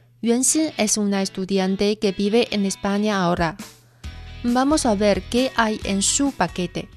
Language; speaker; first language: Spanish; non-native, fluent; Chinese